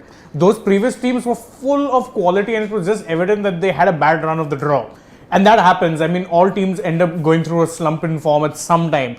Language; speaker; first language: English; non-native, local second language; Hindi